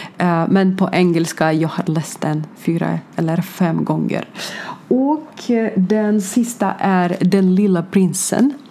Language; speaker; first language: Swedish; non-native, learner; Ukrainian